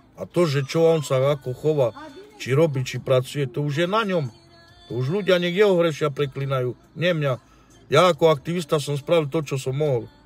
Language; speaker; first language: Slovak; non-native, local second language; Romany